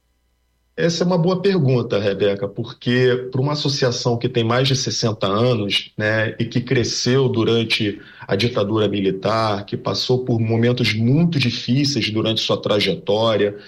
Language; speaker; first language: Portuguese; native; Portuguese